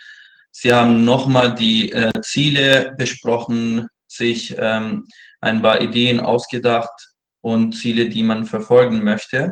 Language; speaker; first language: German; non-native, fluent; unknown